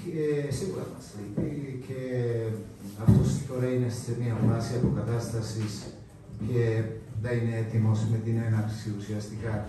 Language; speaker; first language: Greek; non-native, fluent; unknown